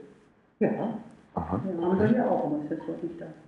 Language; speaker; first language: German; native; German